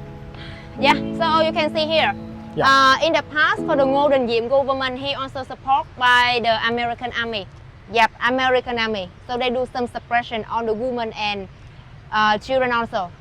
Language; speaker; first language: English; non-native, learner; Vietnamese